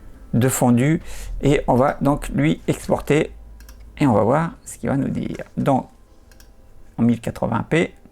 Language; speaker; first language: French; native; French